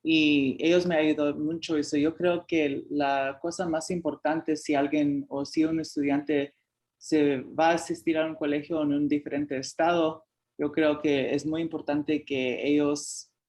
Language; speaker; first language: Spanish; early bilingual, heritage; Spanish